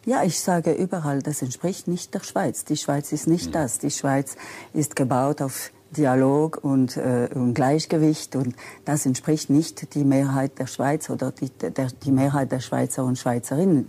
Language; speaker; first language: German; non-native, local second language; French